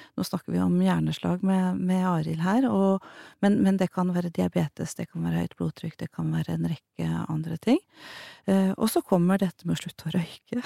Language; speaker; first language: Norwegian; native; Norwegian